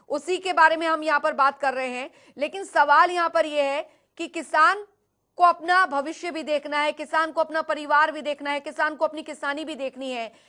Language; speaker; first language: Hindi; native; Hindi